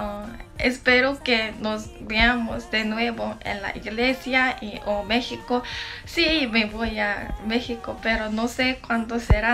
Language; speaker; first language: Spanish; non-native, learner; Korean